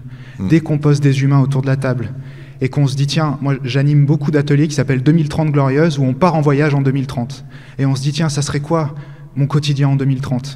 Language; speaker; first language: French; native; French